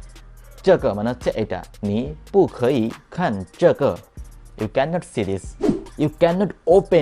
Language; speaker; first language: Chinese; non-native, fluent; Bangla